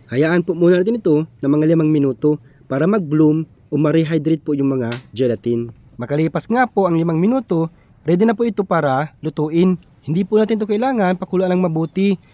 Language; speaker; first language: Filipino; native; Filipino